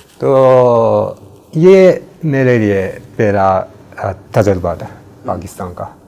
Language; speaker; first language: Urdu; non-native, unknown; Japanese